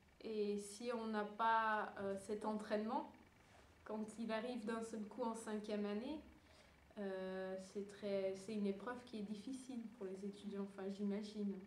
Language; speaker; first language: French; early bilingual, other home language; Dutch